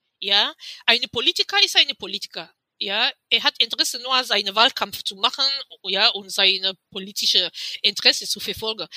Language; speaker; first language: German; non-native, fluent; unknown